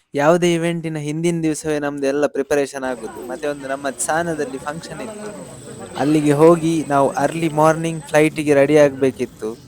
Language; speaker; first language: Kannada; non-native, local second language; Tulu